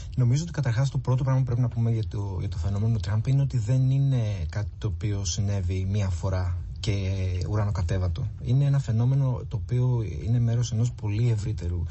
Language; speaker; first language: Greek; native; Greek